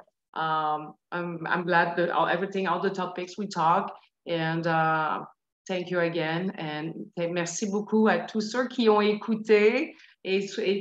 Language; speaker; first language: English; non-native, fluent; French